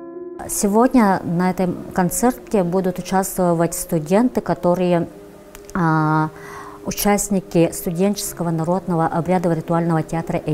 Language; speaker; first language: Russian; non-native, local second language; Yakut